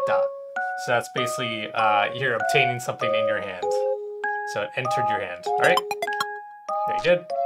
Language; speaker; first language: English; native; English